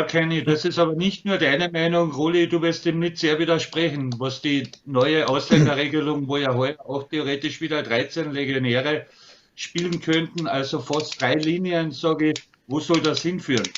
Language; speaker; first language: German; native; German